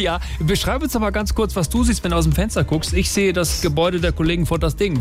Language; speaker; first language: German; native; German